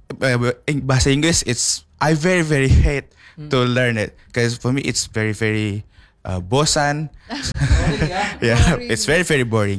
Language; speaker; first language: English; non-native, learner; Indonesian